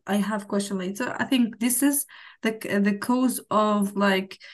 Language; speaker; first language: English; non-native, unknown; Arabic